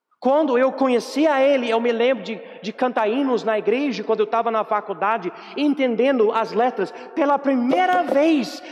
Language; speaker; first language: Portuguese; non-native, fluent; English